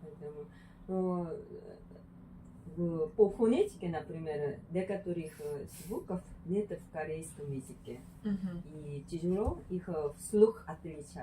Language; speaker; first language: Russian; non-native, fluent; Korean